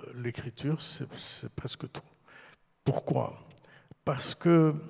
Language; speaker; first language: French; early bilingual, heritage; French